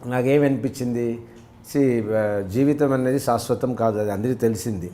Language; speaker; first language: Telugu; early bilingual, other home language; Tamil